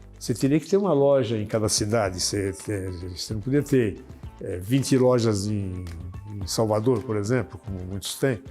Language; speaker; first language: Portuguese; early bilingual, other home language; Arabic